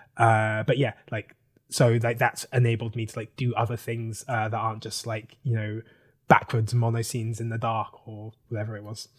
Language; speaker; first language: English; native; English